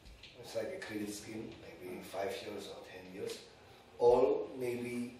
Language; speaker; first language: English; non-native, learner; Indonesian